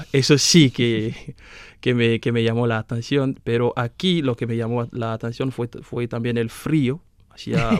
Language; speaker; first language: Spanish; non-native, fluent; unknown